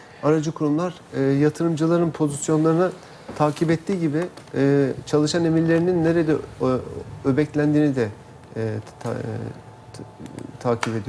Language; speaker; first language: Turkish; native; Turkish